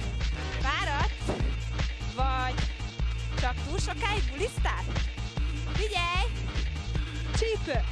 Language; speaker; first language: Hungarian; native; Hungarian